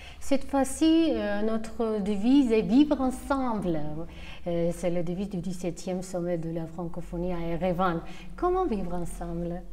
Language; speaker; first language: French; non-native, fluent; Armenian